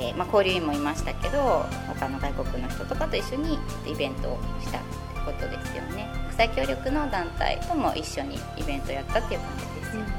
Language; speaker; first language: Japanese; native; Japanese